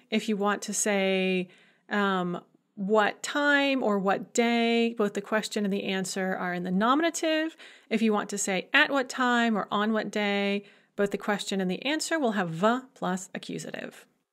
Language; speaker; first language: English; native; English